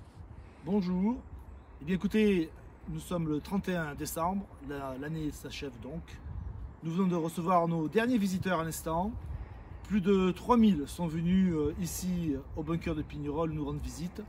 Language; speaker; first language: French; native; French